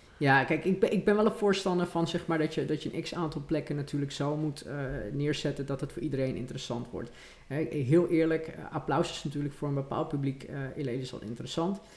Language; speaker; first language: Dutch; native; Dutch